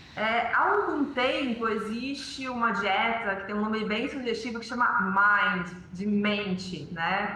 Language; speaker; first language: Portuguese; native; Portuguese